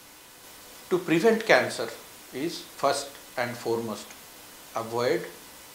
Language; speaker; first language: Telugu; non-native, fluent; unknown